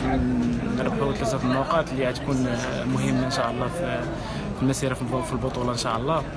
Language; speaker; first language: Arabic; native; Arabic